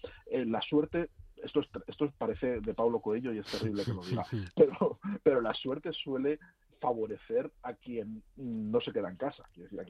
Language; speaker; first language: Spanish; native; Spanish